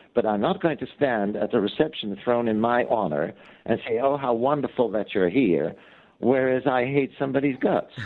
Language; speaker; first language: English; non-native, fluent; Dutch